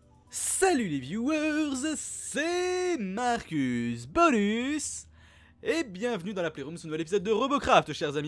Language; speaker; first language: French; native; French